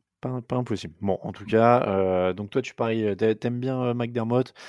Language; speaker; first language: French; native; French